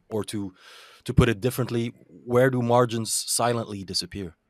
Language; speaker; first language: English; non-native, fluent; Dutch